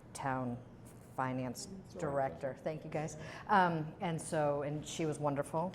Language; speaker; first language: English; native; English